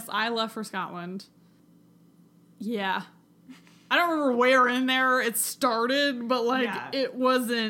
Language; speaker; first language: English; native; English